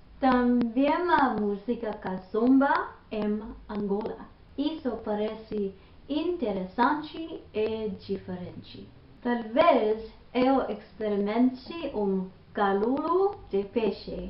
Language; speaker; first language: Portuguese; non-native, learner; English